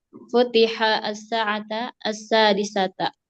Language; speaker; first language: Arabic; non-native, learner; Indonesian